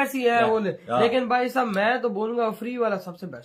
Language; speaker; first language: Hindi; native; Hindi